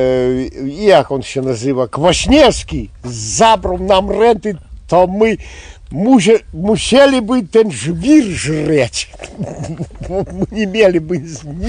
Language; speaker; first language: Polish; non-native, local second language; Belarusian